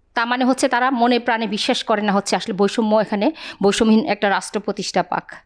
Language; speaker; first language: Bangla; non-native, local second language; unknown